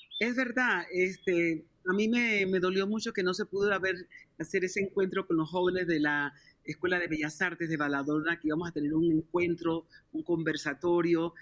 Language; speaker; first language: Spanish; native; Spanish